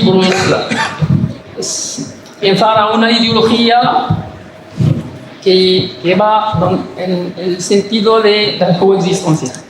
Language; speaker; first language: Spanish; non-native, learner; Arabic